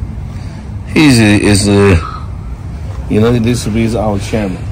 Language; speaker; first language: English; non-native, learner; Chinese